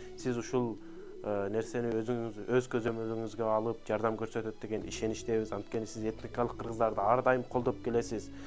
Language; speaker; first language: Kyrgyz; native; Kyrgyz